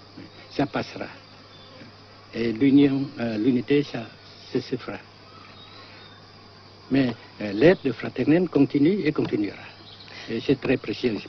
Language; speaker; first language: French; non-native, fluent; Vietnamese